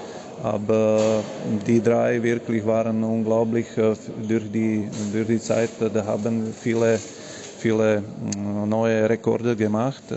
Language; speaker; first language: German; non-native, fluent; Slovak